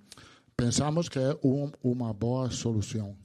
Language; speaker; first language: Portuguese; non-native, learner; Italian